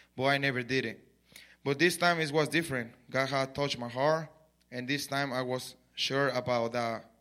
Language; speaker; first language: English; non-native, learner; Spanish